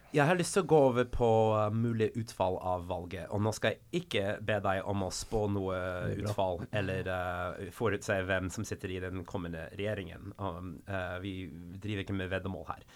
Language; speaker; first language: Swedish; non-native, fluent; English